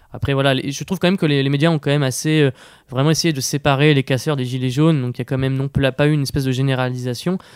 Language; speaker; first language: French; native; French